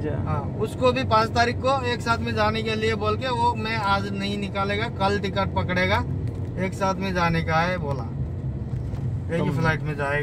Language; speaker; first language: Hindi; non-native, learner; Nepali